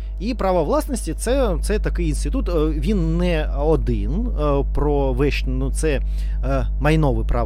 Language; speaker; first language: Ukrainian; non-native, learner; Russian